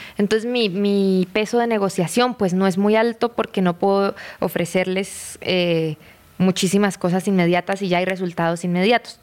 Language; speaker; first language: Spanish; native; Spanish